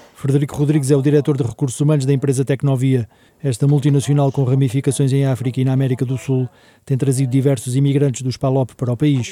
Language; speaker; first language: Portuguese; native; Portuguese